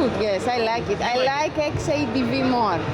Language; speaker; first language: English; non-native, learner; Serbian